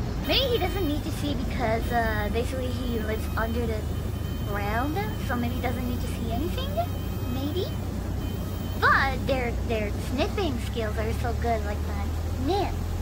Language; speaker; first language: English; non-native, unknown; Japanese